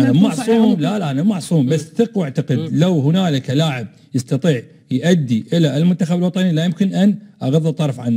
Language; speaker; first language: Arabic; native; Arabic